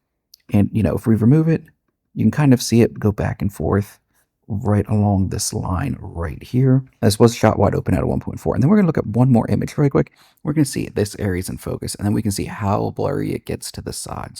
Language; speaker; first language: English; native; English